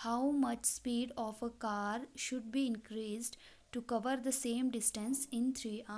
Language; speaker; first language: English; non-native, local second language; Hindi